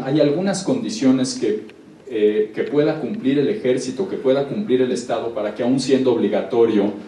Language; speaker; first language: Spanish; native; Spanish